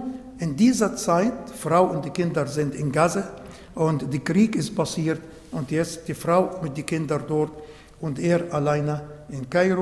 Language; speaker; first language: German; non-native, fluent; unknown